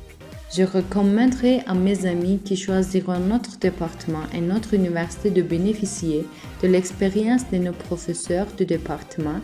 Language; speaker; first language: French; non-native, learner; Turkish